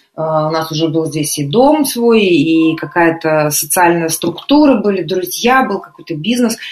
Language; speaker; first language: Russian; native; Russian